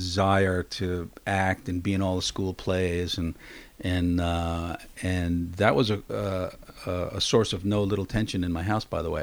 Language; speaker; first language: English; native; English